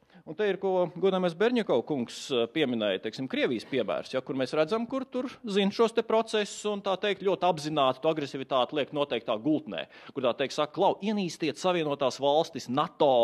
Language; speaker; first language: Latvian; native; Latvian